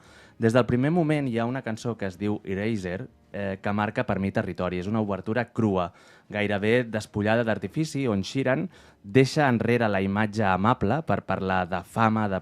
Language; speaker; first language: Catalan; native; Catalan